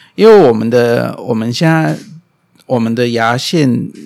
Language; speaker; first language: Chinese; non-native, fluent; German